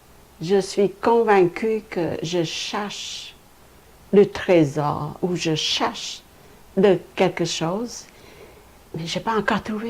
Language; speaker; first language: French; non-native, fluent; Khmer